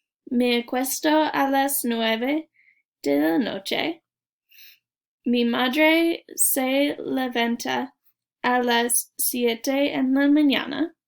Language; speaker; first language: Spanish; non-native, learner; English